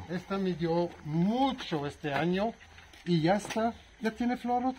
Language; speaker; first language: Spanish; non-native, fluent; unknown